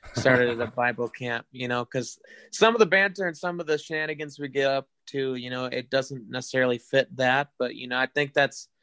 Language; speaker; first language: English; native; English